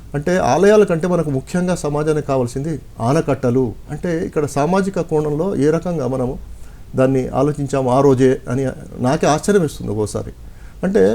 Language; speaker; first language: Telugu; non-native, local second language; Lambadi